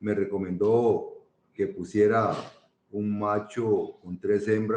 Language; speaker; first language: Spanish; native; Spanish